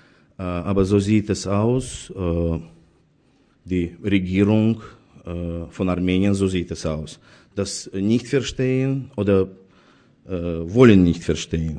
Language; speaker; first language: German; non-native, fluent; Azerbaijani